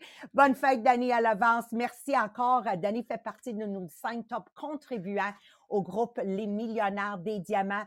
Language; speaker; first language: French; native; French